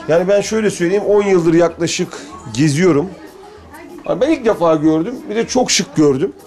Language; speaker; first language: Turkish; native; Turkish